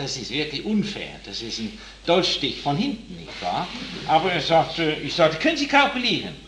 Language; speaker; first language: German; non-native, fluent; English